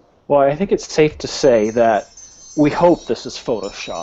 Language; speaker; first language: English; native; English